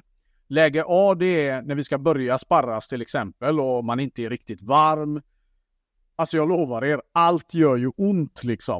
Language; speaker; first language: Swedish; native; Swedish